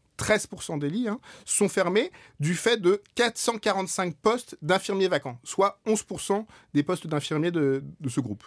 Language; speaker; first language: French; native; French